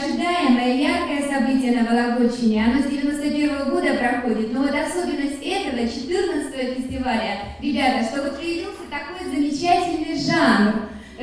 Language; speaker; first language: Russian; native; Russian